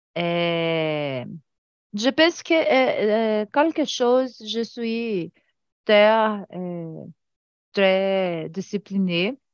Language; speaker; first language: French; non-native, learner; Portuguese